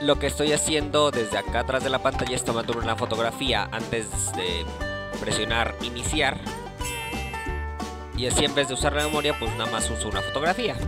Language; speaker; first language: Spanish; native; Spanish